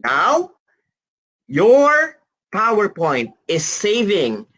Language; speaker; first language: English; non-native, local second language; Filipino